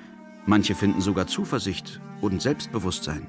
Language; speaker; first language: German; early bilingual, other home language; Bosnian